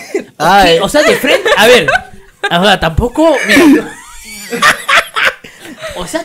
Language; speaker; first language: Spanish; native; Spanish